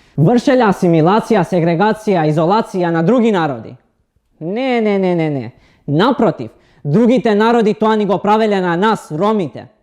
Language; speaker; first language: Macedonian; non-native, local second language; Romany